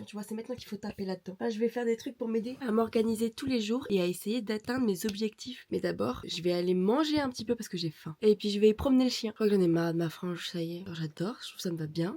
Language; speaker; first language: French; native; French